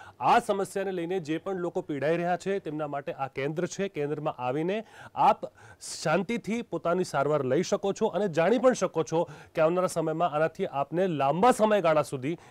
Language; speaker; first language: Gujarati; native; Gujarati